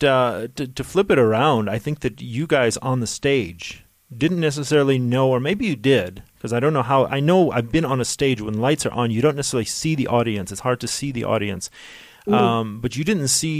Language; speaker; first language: English; native; English